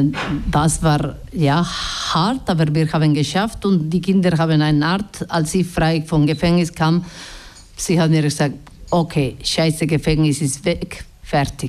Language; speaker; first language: German; non-native, learner; Basque